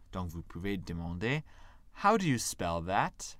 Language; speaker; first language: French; non-native, fluent; English